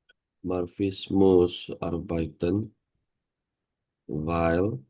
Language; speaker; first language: German; non-native, learner; Indonesian